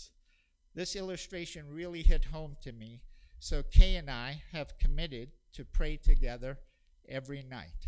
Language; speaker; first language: English; native; English